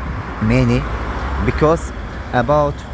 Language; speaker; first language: English; non-native, learner; Azerbaijani